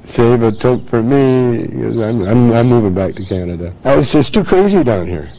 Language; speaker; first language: English; native; English